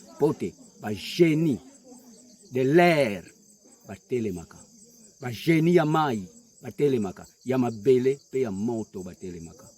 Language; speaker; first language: Lingala; non-native, local second language; Kongo